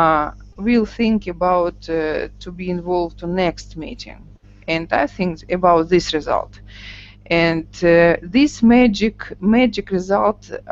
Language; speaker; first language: English; non-native, learner; Russian